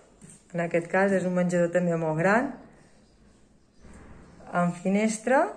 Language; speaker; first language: Catalan; native; Catalan